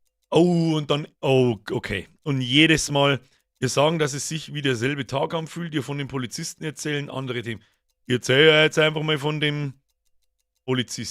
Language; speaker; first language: German; native; German